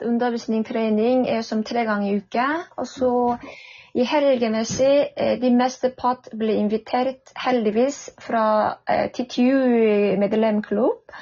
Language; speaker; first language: Norwegian; non-native, fluent; Korean